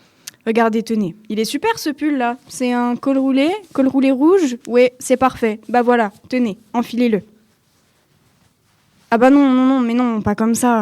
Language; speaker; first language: French; native; French